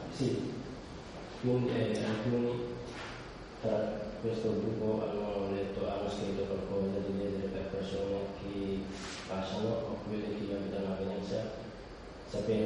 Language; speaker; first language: Italian; non-native, learner; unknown